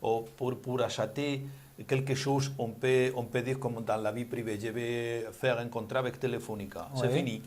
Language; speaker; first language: French; non-native, learner; Spanish